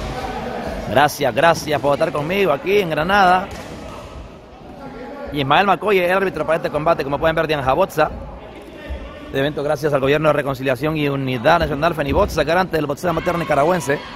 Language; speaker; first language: Spanish; native; Spanish